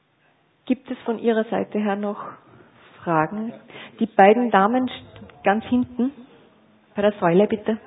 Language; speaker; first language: German; native; German